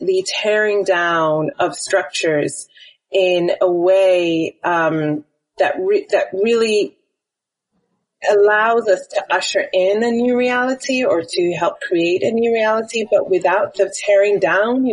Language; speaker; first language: English; native; English